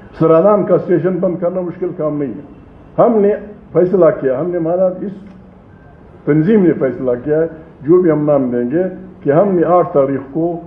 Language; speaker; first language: Urdu; non-native, local second language; Pashto